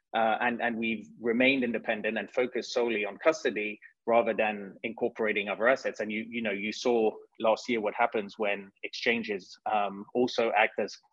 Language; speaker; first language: English; non-native, fluent; French